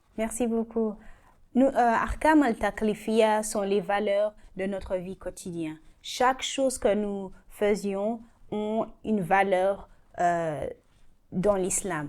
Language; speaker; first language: French; non-native, learner; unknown